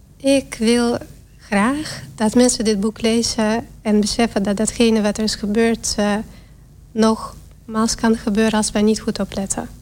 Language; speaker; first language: Dutch; non-native, fluent; Russian